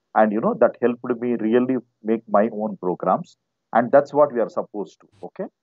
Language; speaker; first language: English; non-native, local second language; Telugu